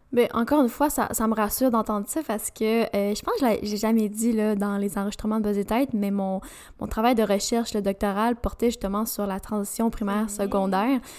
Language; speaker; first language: French; native; French